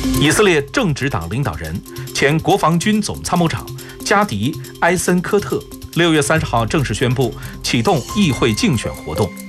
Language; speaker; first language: Chinese; native; Chinese